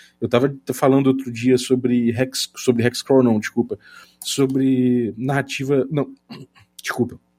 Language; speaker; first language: Portuguese; native; Portuguese